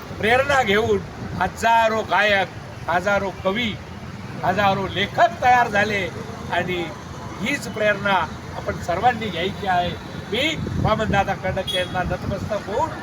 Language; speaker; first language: Marathi; native; Marathi